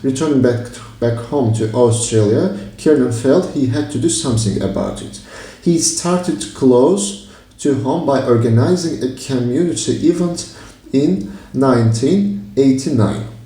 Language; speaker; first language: English; non-native, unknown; Azerbaijani